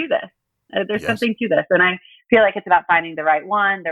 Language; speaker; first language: English; native; English